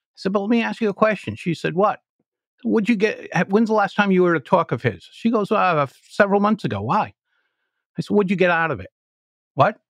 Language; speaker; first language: English; native; English